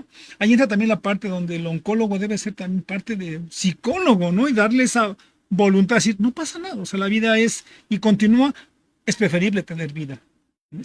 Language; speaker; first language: Spanish; native; Spanish